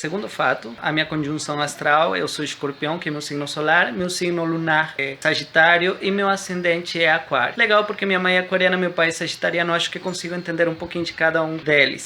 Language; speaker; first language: Portuguese; early bilingual, other home language; Spanish